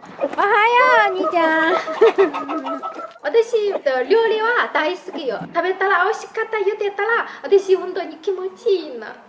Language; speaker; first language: Japanese; non-native, learner; Chinese